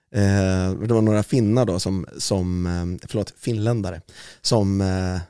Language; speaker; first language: Swedish; native; Swedish